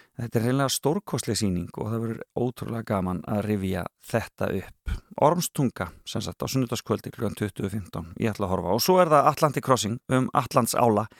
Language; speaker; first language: Icelandic; native; Icelandic